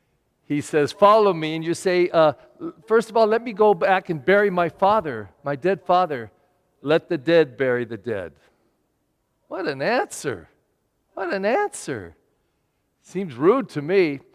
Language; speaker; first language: English; native; English